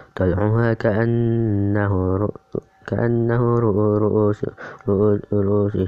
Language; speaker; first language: Arabic; non-native, learner; Indonesian